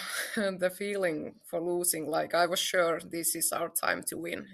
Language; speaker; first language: English; non-native, fluent; Finnish